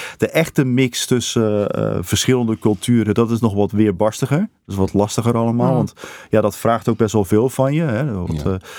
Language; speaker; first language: Dutch; native; Dutch